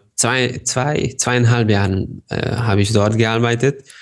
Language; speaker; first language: German; non-native, fluent; Serbian